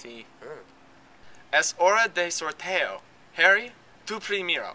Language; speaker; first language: Spanish; non-native, learner; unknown